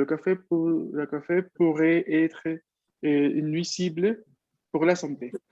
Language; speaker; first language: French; non-native, fluent; Spanish